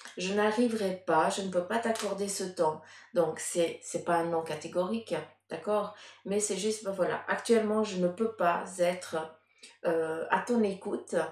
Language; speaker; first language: French; early bilingual, other home language; Portuguese